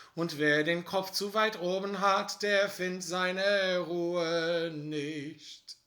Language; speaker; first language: German; non-native, fluent; English